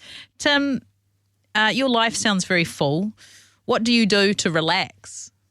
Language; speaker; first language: English; native; English